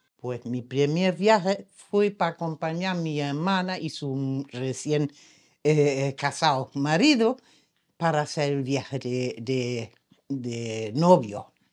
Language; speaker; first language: Spanish; non-native, fluent; German